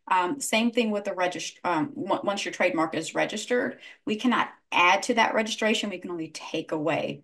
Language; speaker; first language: English; native; English